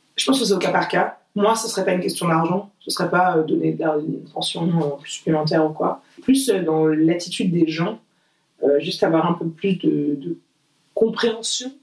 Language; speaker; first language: French; early bilingual, other home language; Portuguese